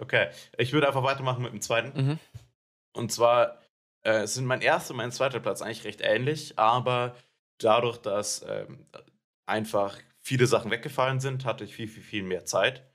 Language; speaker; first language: German; native; German